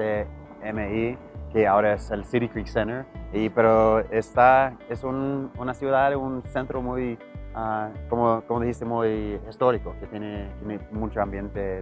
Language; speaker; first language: Spanish; early bilingual, heritage; Spanish